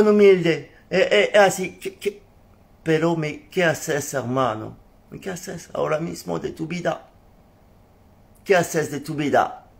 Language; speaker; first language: Spanish; non-native, learner; French